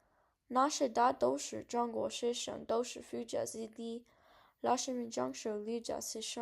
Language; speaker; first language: Chinese; non-native, learner; English